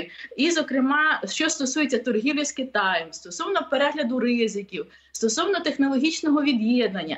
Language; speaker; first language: Ukrainian; native; Ukrainian